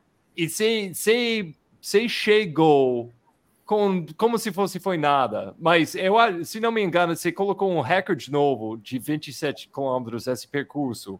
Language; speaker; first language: Portuguese; non-native, fluent; English